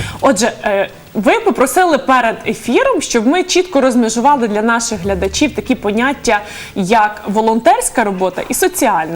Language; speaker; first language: Ukrainian; native; Ukrainian